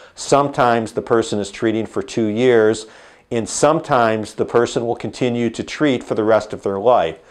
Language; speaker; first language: English; native; English